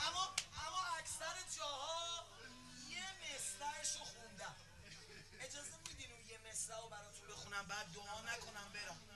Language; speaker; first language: Persian; native; Persian